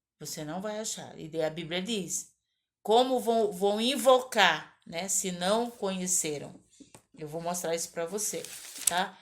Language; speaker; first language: Portuguese; native; Portuguese